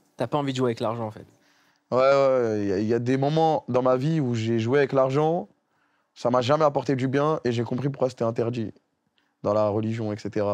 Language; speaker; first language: French; native; French